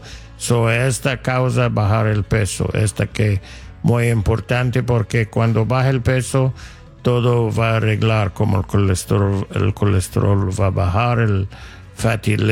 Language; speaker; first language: Spanish; non-native, fluent; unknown